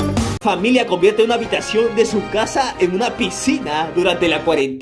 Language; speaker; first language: Spanish; native; Spanish